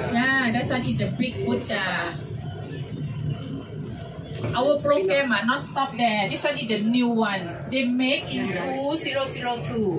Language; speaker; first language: English; non-native, learner; Thai